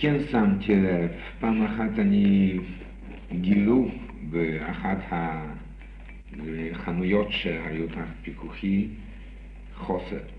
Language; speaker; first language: Hebrew; non-native, fluent; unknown